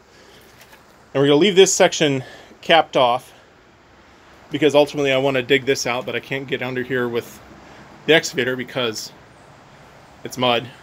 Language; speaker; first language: English; native; English